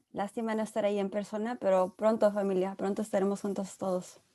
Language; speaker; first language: Spanish; early bilingual, other home language; English